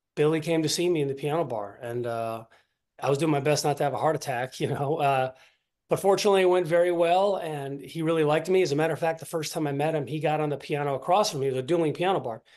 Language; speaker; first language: English; native; English